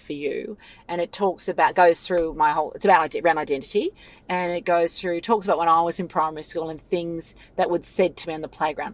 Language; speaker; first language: English; native; English